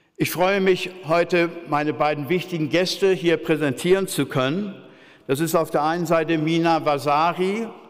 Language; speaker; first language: German; native; German